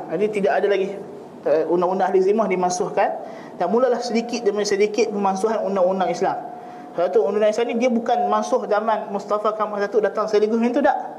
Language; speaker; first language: Malay; native; Malay